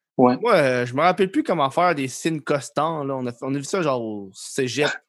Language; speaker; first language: French; native; French